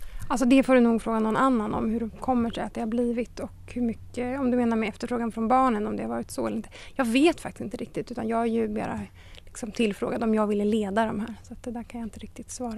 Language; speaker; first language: Swedish; native; Swedish